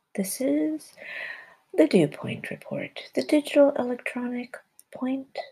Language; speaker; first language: English; early bilingual, other home language; Spanish